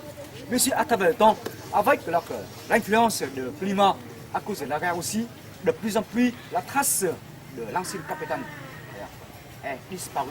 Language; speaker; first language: French; non-native, fluent; Vietnamese